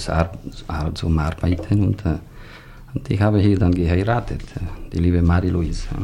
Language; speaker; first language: German; non-native, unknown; Italian